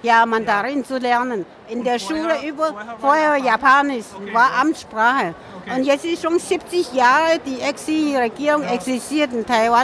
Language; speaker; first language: German; non-native, fluent; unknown